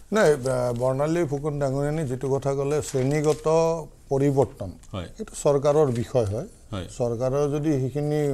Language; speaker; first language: Assamese; native; Assamese